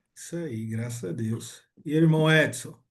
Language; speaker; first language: Portuguese; native; Portuguese